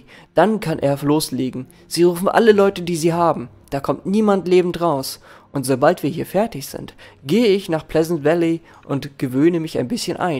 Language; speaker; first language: German; native; German